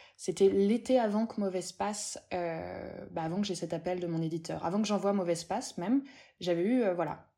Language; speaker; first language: French; native; French